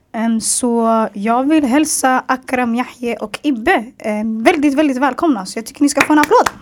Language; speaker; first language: Swedish; early bilingual, other home language; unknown